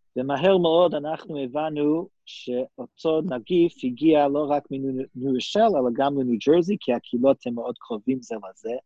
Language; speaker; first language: Hebrew; non-native, fluent; English